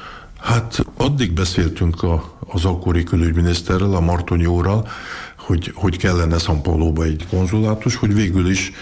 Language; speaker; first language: Hungarian; early bilingual, heritage; Hungarian